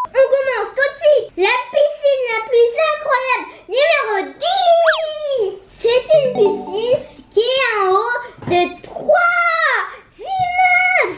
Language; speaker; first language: French; native; French